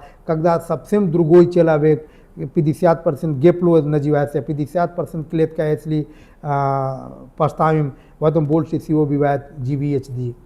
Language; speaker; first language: Russian; non-native, learner; Hindi